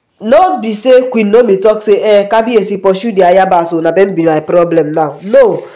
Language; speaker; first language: Nigerian Pidgin; non-native, local second language; Yoruba